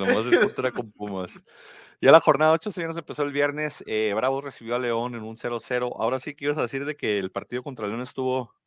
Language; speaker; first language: Spanish; native; Spanish